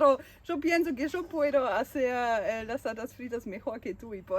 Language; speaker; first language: Spanish; non-native, fluent; German